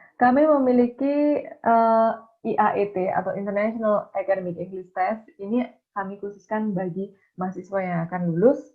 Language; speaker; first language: Indonesian; native; Indonesian